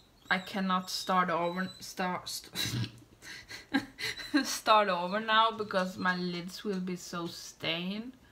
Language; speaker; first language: English; non-native, fluent; Swedish